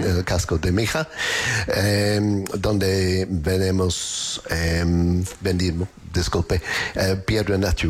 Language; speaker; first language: Spanish; non-native, learner; English